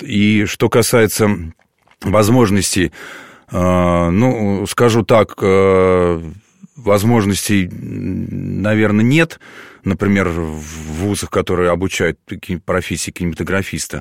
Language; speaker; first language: Russian; native; Russian